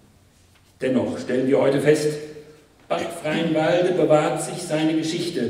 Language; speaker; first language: German; native; German